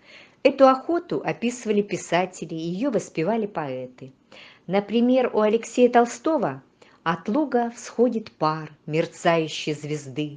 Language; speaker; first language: Russian; native; Russian